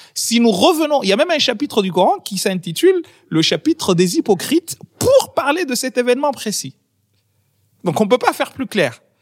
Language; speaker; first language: French; non-native, local second language; Ngazidja Comorian